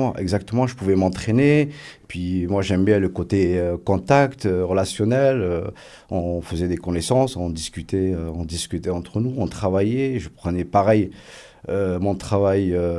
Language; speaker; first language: French; early bilingual, other home language; Arabic